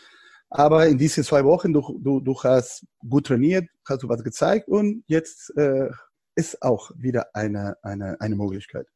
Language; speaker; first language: German; non-native, fluent; Spanish